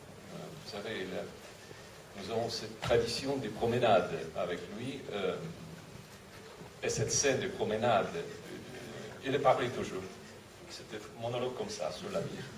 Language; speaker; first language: French; non-native, fluent; Russian